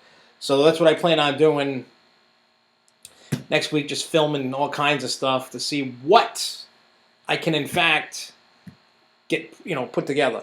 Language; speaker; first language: English; native; English